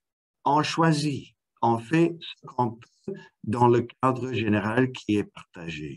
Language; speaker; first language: French; non-native, fluent; English